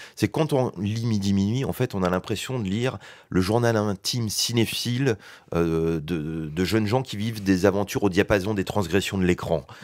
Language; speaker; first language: French; native; French